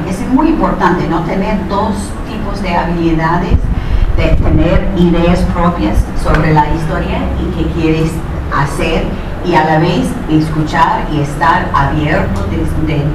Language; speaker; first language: Spanish; non-native, fluent; English